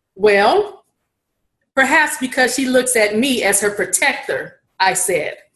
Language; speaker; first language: English; native; English